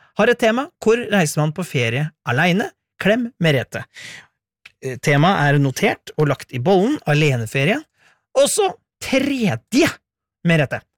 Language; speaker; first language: Norwegian; native; Norwegian